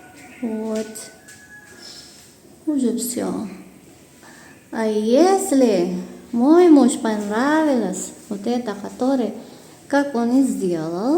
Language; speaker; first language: Russian; non-native, learner; Filipino